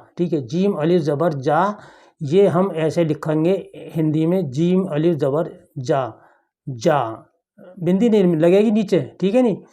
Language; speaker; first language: Hindi; native; Hindi